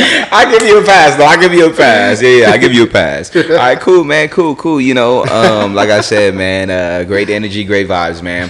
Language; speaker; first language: English; native; English